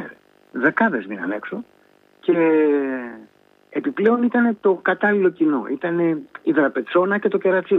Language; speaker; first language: Greek; native; Greek